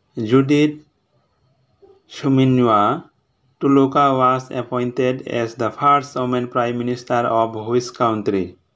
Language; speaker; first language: English; non-native, local second language; Bangla